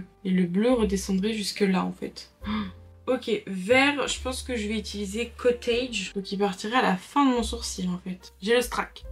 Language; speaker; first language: French; native; French